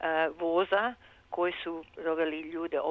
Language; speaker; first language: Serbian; early bilingual, heritage; Serbian